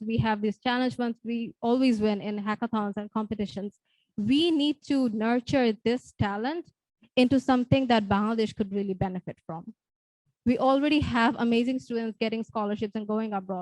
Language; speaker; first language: English; non-native, local second language; Bangla